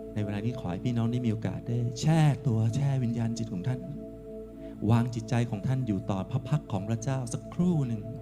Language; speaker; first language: Thai; native; Thai